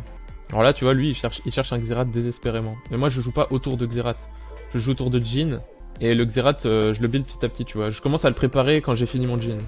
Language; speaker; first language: French; native; French